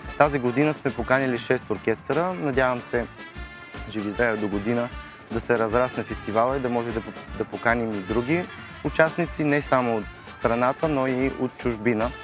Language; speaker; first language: Bulgarian; early bilingual, heritage; Bulgarian